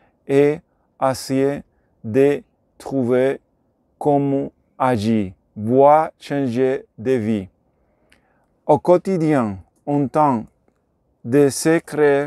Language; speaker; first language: French; non-native, learner; Spanish